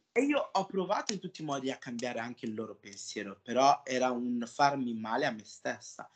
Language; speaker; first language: Italian; early bilingual, other home language; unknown